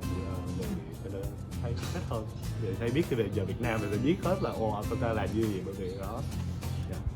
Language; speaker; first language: Vietnamese; early bilingual, heritage; English